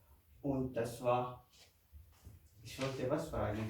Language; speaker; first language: German; non-native, learner; Somali